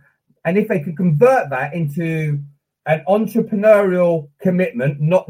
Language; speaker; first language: English; native; English